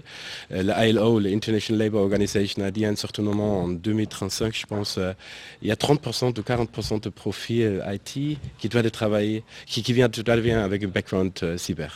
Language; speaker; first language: French; non-native, fluent; German